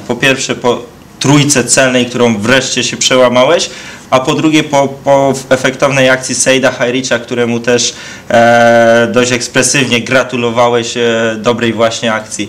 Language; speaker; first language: Polish; native; Polish